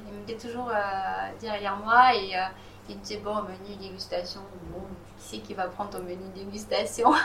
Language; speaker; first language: French; non-native, fluent; Romanian